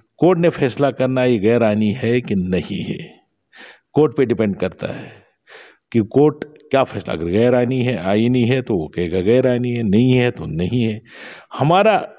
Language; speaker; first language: Hindi; non-native, local second language; Shina